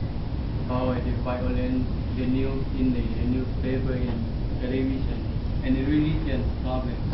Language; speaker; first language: English; non-native, learner; Thai